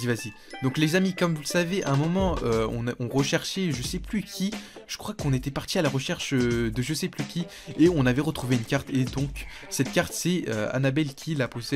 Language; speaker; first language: French; native; French